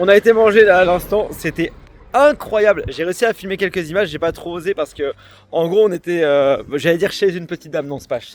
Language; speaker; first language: French; native; French